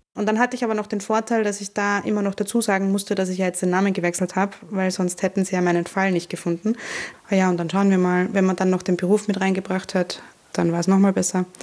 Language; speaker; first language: German; native; German